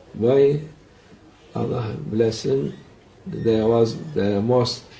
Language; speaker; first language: English; non-native, learner; Turkish